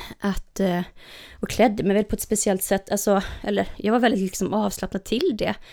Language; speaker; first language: Swedish; native; Swedish